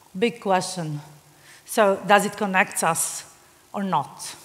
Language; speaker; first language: English; non-native, fluent; Serbian